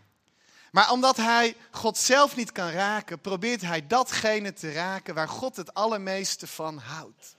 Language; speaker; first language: Dutch; native; Dutch